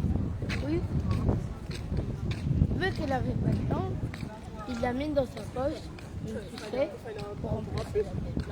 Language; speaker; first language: French; early bilingual, other home language; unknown